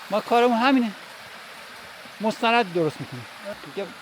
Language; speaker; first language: Persian; native; Persian